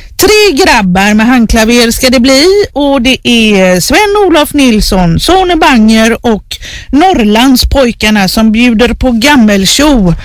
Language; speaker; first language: Swedish; native; Swedish